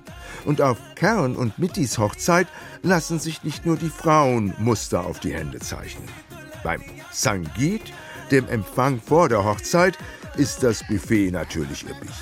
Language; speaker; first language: German; native; German